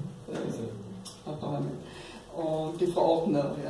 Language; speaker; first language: German; non-native, fluent; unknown